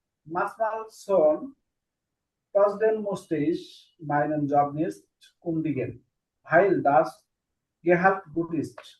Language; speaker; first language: German; non-native, learner; Bangla